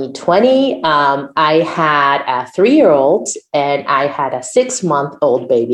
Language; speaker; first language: English; non-native, fluent; Spanish